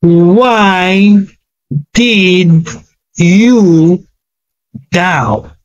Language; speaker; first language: English; non-native, local second language; Filipino